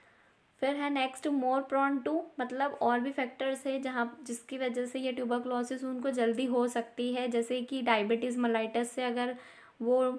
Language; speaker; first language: Hindi; native; Hindi